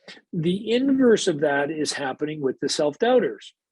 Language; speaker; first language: English; native; English